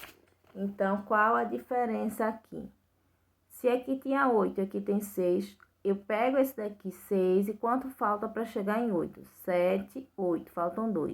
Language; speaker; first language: Portuguese; native; Portuguese